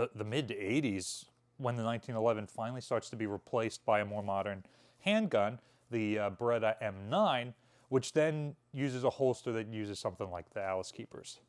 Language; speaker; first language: English; native; English